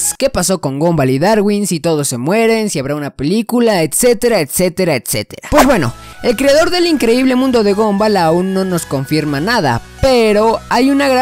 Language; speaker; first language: Spanish; native; Spanish